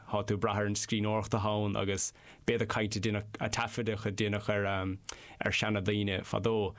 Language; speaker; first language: Irish; non-native, local second language; English